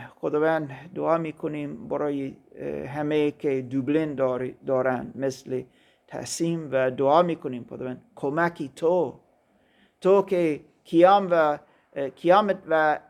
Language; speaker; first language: Persian; non-native, learner; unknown